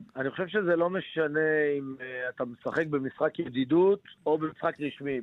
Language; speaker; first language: Hebrew; native; Hebrew